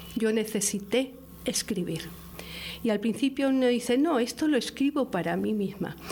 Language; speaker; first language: Spanish; native; Spanish